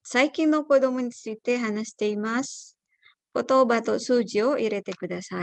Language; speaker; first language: Japanese; non-native, fluent; Indonesian